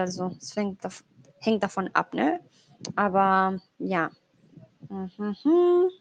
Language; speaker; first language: German; non-native, learner; Spanish